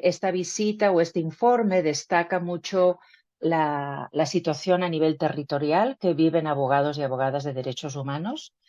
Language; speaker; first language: Spanish; native; Spanish